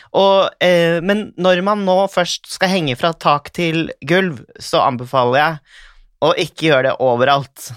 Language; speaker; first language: Norwegian; native; Norwegian